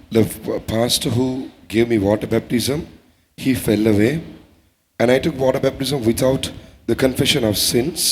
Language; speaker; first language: English; non-native, local second language; Tamil